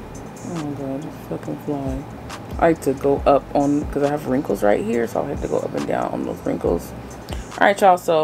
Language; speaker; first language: English; native; English